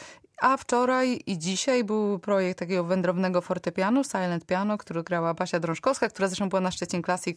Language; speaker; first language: Polish; native; Polish